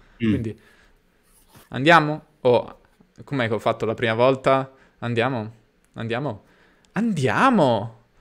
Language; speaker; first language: Italian; native; Italian